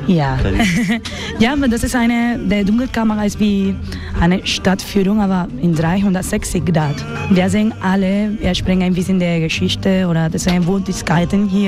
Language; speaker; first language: German; non-native, fluent; Spanish